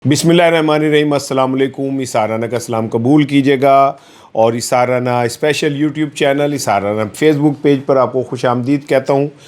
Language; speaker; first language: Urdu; non-native, local second language; Punjabi